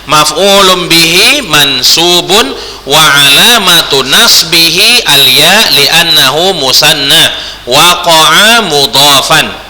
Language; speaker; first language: Arabic; non-native, fluent; Indonesian